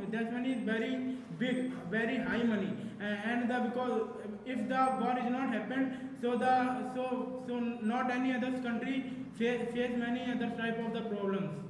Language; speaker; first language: English; non-native, learner; Hindi